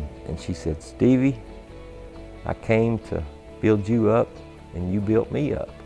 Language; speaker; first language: English; native; English